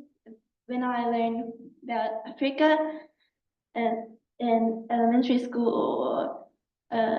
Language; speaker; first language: English; non-native, learner; Japanese